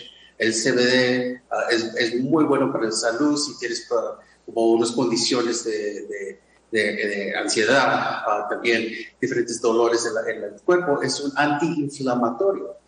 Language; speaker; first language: Spanish; non-native, fluent; English